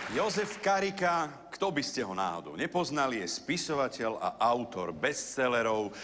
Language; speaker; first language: Slovak; native; Slovak